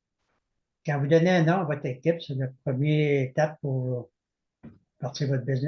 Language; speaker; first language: French; native; French